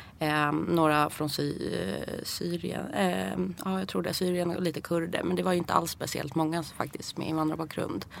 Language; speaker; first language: Swedish; early bilingual, other home language; Persian